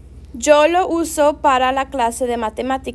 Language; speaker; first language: Spanish; non-native, fluent; English